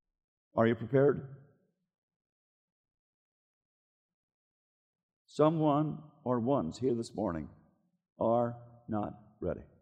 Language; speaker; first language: English; native; English